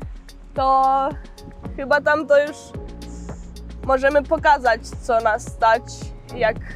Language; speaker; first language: Polish; early bilingual, heritage; Polish